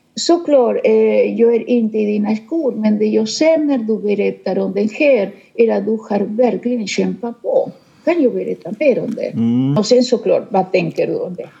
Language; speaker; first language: Swedish; non-native, fluent; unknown